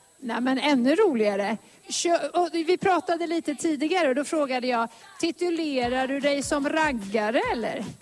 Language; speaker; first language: Swedish; native; Swedish